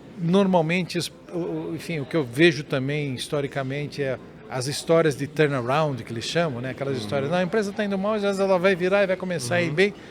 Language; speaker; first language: Portuguese; native; Portuguese